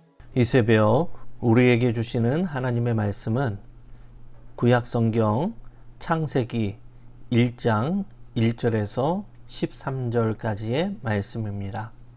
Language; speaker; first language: Korean; native; Korean